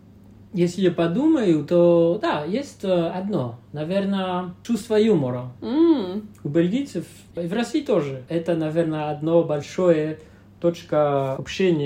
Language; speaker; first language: Russian; non-native, fluent; French